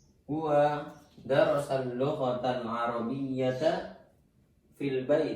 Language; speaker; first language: Arabic; non-native, learner; Indonesian